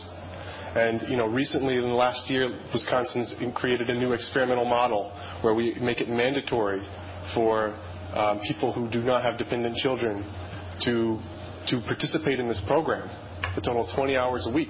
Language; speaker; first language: English; native; English